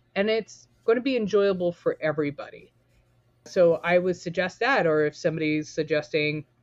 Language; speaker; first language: English; native; English